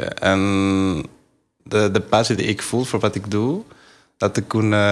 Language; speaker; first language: Dutch; non-native, fluent; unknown